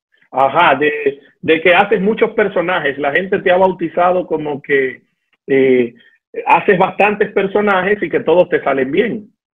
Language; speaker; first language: Spanish; native; Spanish